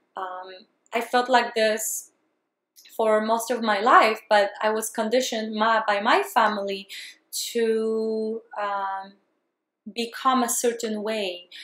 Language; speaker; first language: English; non-native, fluent; Polish